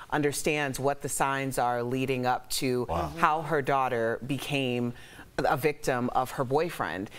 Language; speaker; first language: English; native; English